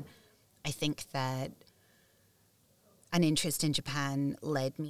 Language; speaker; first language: English; native; English